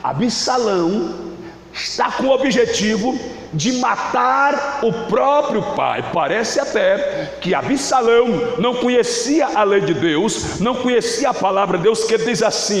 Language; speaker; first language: Portuguese; native; Portuguese